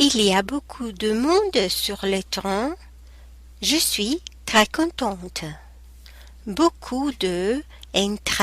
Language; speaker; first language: French; non-native, fluent; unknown